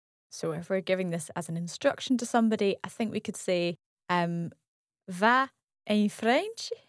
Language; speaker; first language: English; native; English